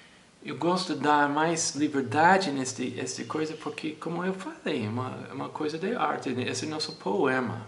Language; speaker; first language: Portuguese; non-native, fluent; English